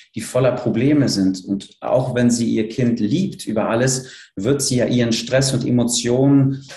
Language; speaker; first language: German; early bilingual, other home language; Polish